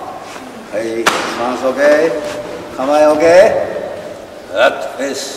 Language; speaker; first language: English; non-native, learner; Japanese